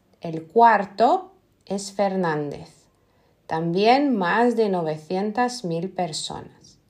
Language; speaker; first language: Spanish; non-native, fluent; Lithuanian